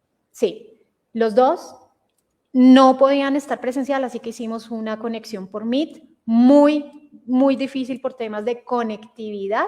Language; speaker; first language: Spanish; native; Spanish